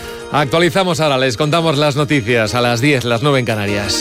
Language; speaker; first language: Spanish; native; Spanish